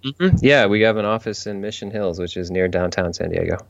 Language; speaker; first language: English; native; English